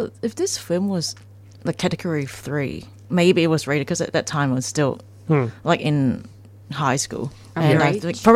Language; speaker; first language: English; non-native, local second language; Cantonese